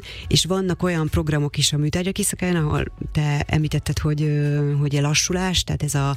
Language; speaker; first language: Hungarian; native; Hungarian